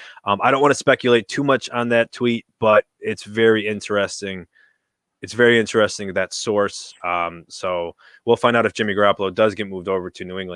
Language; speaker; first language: English; native; English